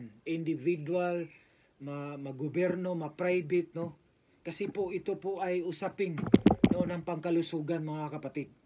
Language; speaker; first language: Filipino; native; Filipino